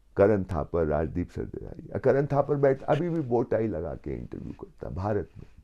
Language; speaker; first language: Hindi; native; Hindi